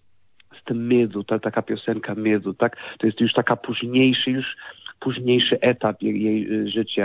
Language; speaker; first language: Polish; non-native, fluent; Portuguese